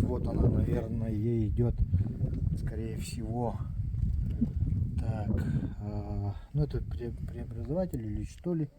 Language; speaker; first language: Russian; native; Russian